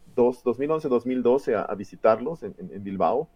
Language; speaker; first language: Spanish; native; Spanish